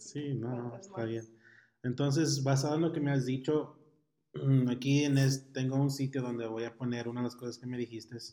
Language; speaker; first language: Spanish; early bilingual, heritage; Spanish